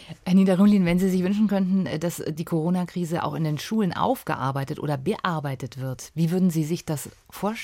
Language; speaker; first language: German; native; German